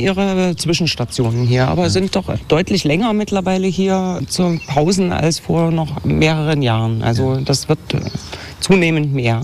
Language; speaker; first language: German; native; German